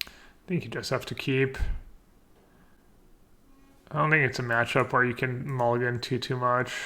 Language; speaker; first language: English; non-native, fluent; French